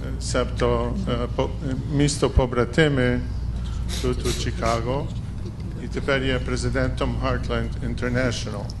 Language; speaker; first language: Ukrainian; early bilingual, heritage; Ukrainian